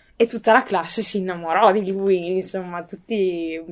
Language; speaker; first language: Italian; native; Italian